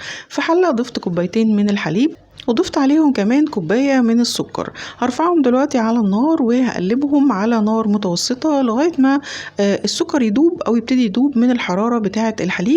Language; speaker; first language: Arabic; native; Arabic